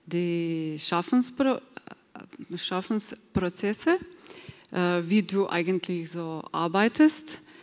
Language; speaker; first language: German; non-native, fluent; Slovenian